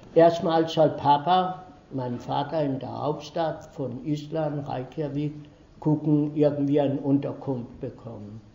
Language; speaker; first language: German; early bilingual, heritage; German